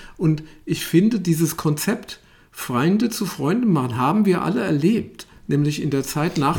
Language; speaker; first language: German; native; German